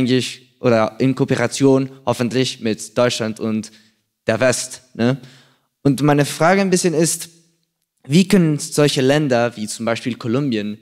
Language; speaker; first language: German; non-native, fluent; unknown